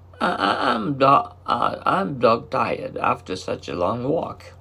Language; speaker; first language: English; non-native, learner; Japanese